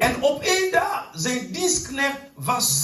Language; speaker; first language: Dutch; non-native, fluent; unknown